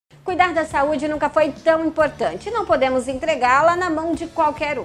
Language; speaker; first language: Portuguese; native; Portuguese